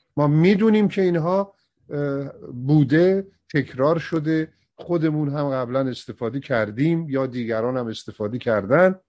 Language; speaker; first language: Persian; native; Persian